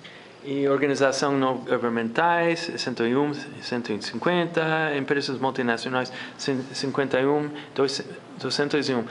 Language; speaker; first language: Portuguese; non-native, fluent; English